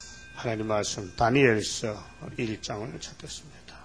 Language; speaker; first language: Korean; native; Korean